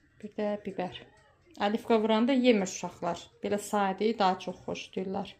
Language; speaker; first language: Azerbaijani; early bilingual, heritage; Azerbaijani